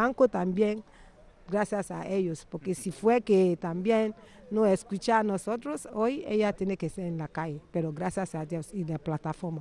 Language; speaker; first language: Spanish; non-native, learner; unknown